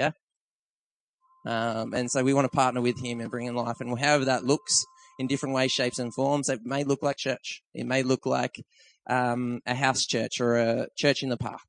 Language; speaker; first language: English; native; English